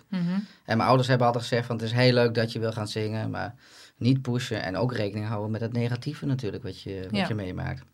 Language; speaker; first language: Dutch; native; Dutch